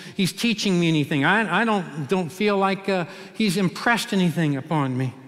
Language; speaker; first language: English; native; English